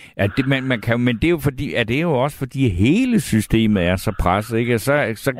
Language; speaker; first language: Danish; native; Danish